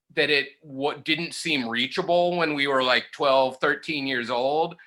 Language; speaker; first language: English; native; English